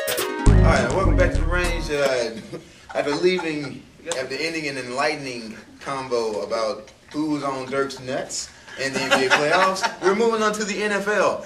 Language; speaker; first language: English; native; English